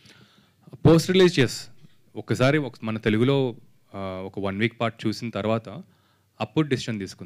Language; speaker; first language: Telugu; native; Telugu